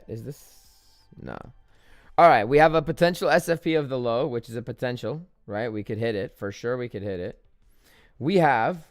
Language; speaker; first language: English; native; English